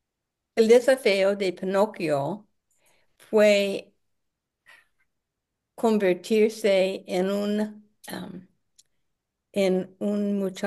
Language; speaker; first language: Spanish; non-native, learner; English